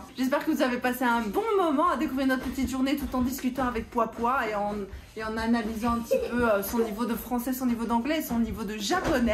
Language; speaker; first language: French; native; French